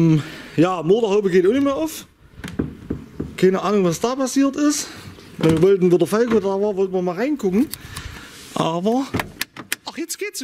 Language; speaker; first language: German; native; German